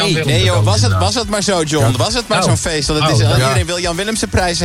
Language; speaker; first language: Dutch; native; Dutch